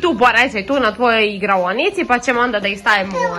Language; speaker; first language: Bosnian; early bilingual, heritage; Serbian